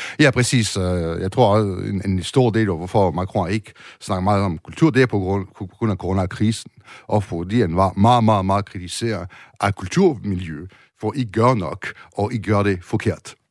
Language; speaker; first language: Danish; non-native, learner; French